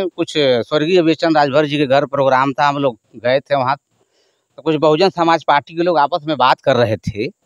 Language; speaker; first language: Hindi; native; Hindi